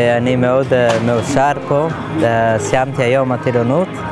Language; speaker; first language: Hebrew; non-native, fluent; Portuguese